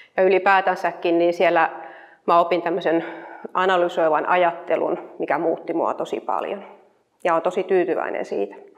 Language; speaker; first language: Finnish; native; Finnish